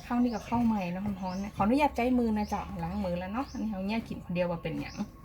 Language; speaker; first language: Thai; native; Thai